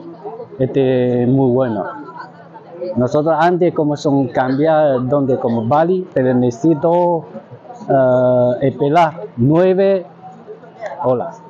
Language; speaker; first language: Spanish; non-native, learner; Chinese